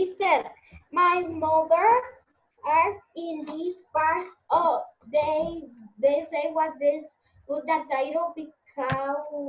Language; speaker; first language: English; non-native, learner; Spanish